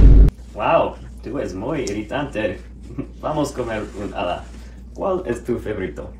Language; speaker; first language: Spanish; non-native, learner; English